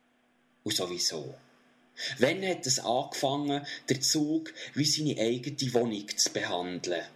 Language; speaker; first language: German; native; German